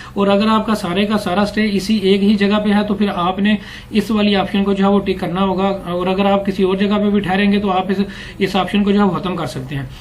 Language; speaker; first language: Urdu; non-native, local second language; Punjabi